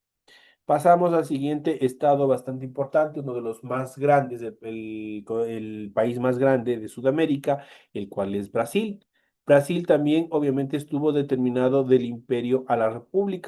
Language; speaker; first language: Spanish; native; Spanish